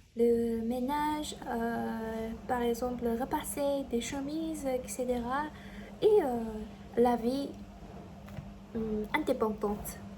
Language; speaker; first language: French; non-native, learner; Chinese